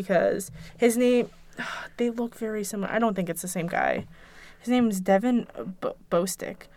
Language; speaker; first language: English; native; English